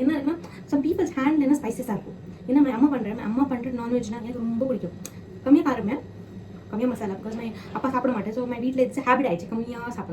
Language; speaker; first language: Tamil; non-native, learner; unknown